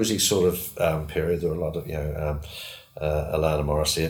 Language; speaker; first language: English; native; English